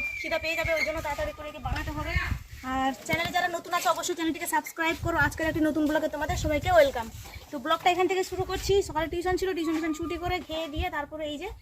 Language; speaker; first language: Bangla; native; Bangla